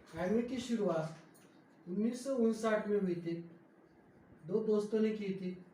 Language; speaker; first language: Hindi; non-native, local second language; Marathi